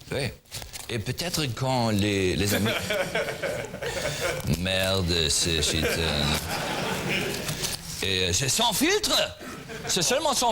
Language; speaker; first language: French; non-native, learner; German